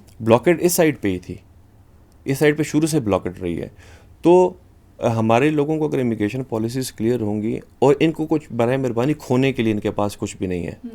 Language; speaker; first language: Urdu; non-native, local second language; Pashto